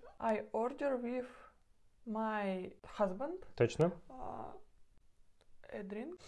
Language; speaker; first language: English; non-native, learner; Russian